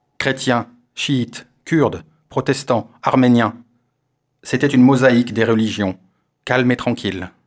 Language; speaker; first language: French; non-native, learner; Armenian